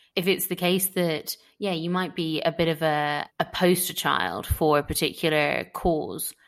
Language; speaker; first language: English; native; English